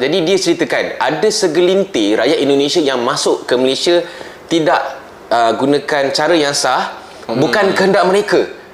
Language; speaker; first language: Malay; native; Malay